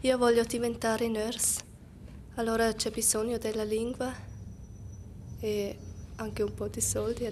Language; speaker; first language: Italian; non-native, learner; German